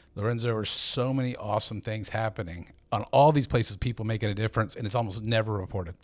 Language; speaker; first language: English; native; English